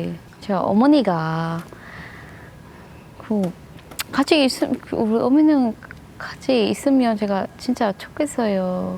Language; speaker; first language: Korean; non-native, learner; Filipino